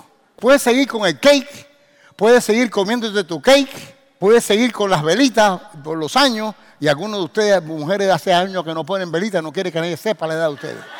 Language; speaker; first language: Spanish; native; Spanish